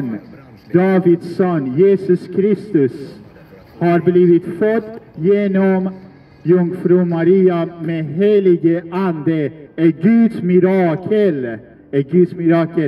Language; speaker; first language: Swedish; non-native, learner; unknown